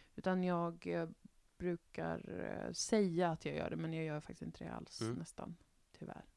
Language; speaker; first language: Swedish; native; Swedish